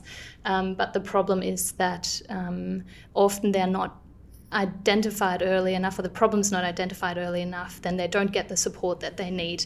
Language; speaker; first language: English; non-native, fluent; German